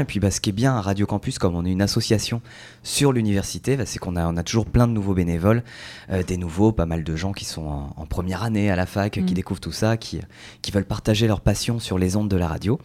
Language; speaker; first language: French; native; French